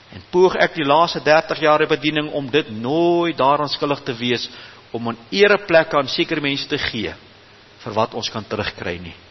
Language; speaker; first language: Afrikaans; native; Afrikaans